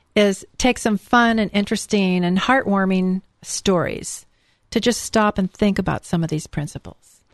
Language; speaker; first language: English; native; English